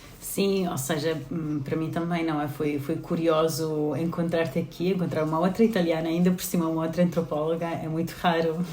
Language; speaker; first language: Portuguese; non-native, fluent; Italian